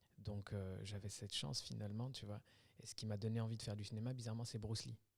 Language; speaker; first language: French; early bilingual, other home language; Kabyle